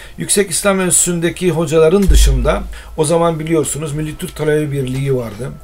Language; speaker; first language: Turkish; non-native, local second language; Arabic